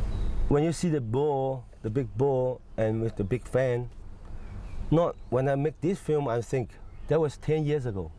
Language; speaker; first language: English; non-native, fluent; Cantonese